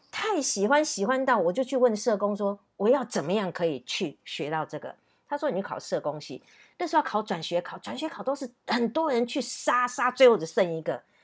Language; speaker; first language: Chinese; native; Chinese